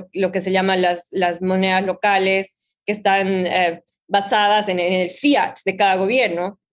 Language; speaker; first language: Spanish; native; Spanish